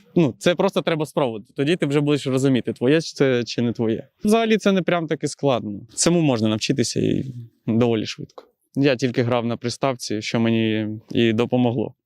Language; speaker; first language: Ukrainian; native; Ukrainian